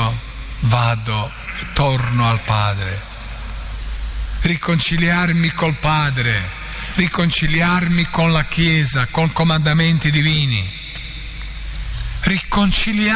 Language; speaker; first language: Italian; non-native, fluent; Croatian